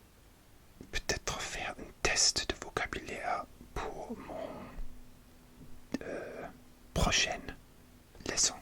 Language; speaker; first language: French; non-native, learner; English